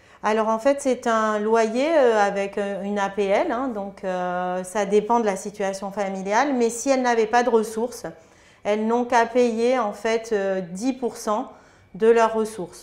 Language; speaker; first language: French; native; French